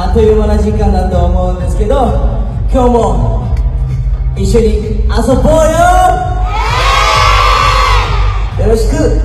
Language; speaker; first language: Japanese; non-native, fluent; Korean